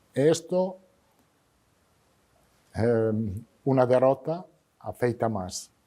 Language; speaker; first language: Portuguese; non-native, fluent; Italian